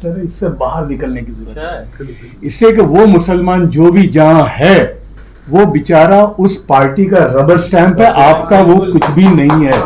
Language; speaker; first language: Hindi; native; Hindi